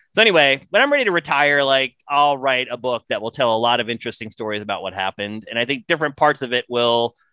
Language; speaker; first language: English; native; English